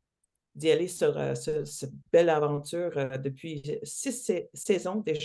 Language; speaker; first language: French; non-native, local second language; English